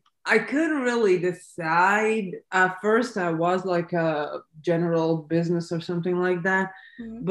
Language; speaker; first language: English; non-native, fluent; Latvian